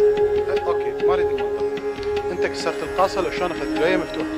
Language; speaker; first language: Arabic; native; Arabic